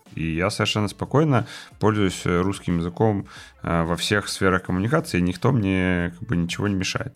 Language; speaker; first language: Russian; native; Russian